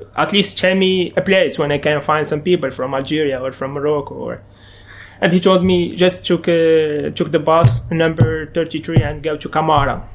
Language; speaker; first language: English; non-native, fluent; Arabic